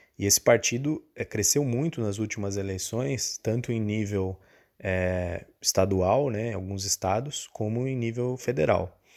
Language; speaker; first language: Portuguese; native; Portuguese